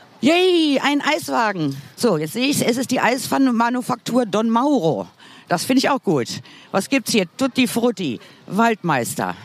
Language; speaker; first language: German; native; German